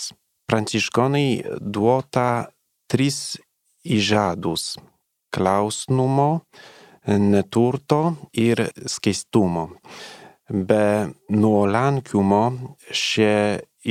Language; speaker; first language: Lithuanian; non-native, learner; Polish